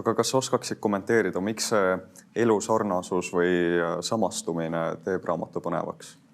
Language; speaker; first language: Estonian; native; Estonian